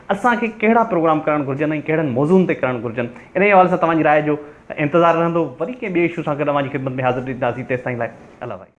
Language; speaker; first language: Sindhi; native; Sindhi